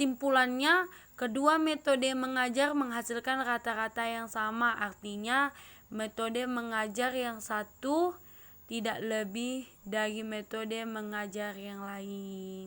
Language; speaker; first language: Indonesian; native; Indonesian